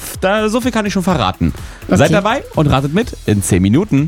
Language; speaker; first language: German; native; German